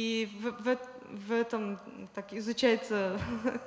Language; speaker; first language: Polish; non-native, learner; Russian